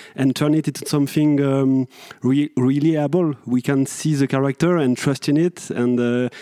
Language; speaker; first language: English; non-native, fluent; French